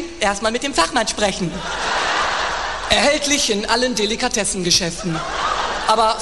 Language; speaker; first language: German; native; German